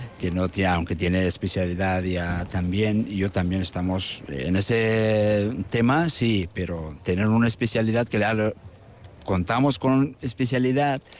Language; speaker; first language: Spanish; non-native, fluent; Persian